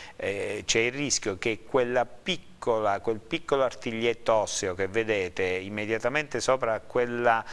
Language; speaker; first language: Italian; native; Italian